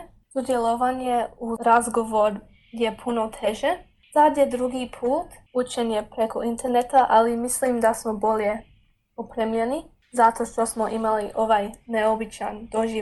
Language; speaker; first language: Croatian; early bilingual, heritage; Croatian